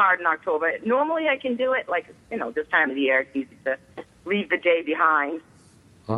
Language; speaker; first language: English; native; English